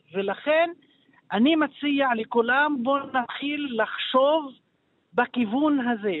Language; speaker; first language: Hebrew; non-native, local second language; Arabic